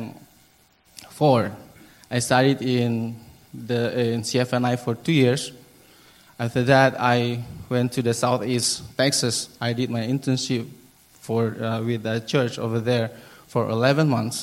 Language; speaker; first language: English; non-native, learner; Indonesian